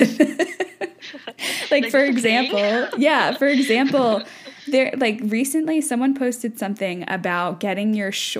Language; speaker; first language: English; native; English